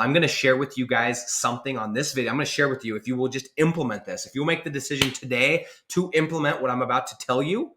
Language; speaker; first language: English; native; English